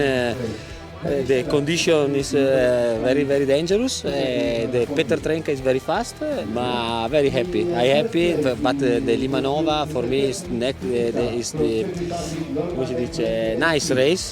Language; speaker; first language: English; non-native, learner; Italian